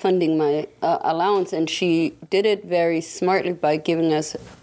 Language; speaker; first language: English; non-native, fluent; German